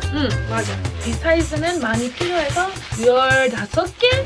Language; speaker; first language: Korean; non-native, fluent; English